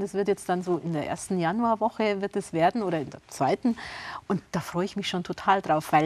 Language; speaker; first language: German; native; German